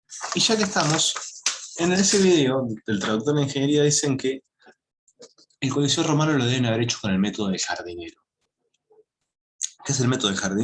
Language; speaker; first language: Spanish; native; Spanish